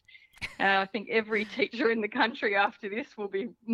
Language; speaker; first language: English; native; English